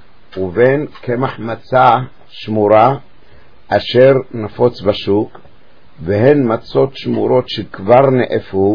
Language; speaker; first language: Hebrew; native; Hebrew